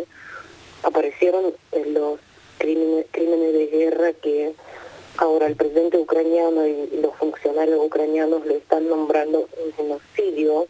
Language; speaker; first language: Spanish; non-native, fluent; Ukrainian